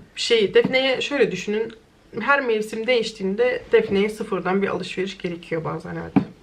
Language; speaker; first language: Turkish; early bilingual, heritage; Turkish